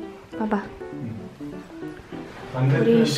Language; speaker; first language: Korean; non-native, learner; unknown